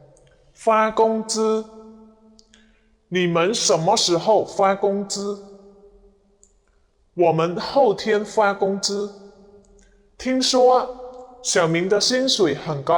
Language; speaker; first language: Chinese; non-native, fluent; Khmer